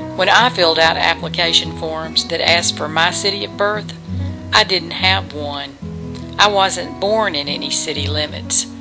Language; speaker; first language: English; native; English